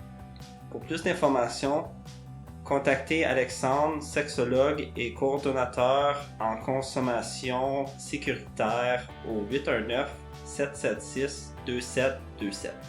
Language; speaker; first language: French; native; French